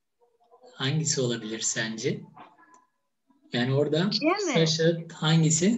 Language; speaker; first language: Turkish; native; Turkish